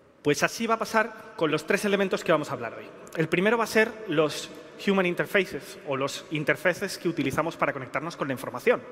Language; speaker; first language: Spanish; native; Spanish